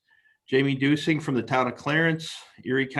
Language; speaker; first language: English; native; English